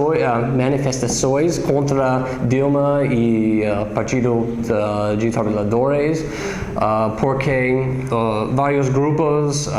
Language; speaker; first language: Portuguese; non-native, learner; English